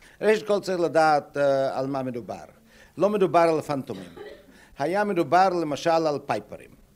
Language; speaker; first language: Hebrew; non-native, fluent; German